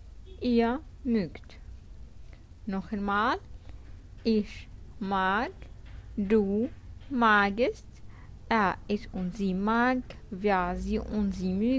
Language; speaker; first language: German; non-native, fluent; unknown